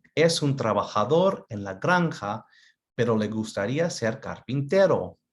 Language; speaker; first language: Spanish; early bilingual, other home language; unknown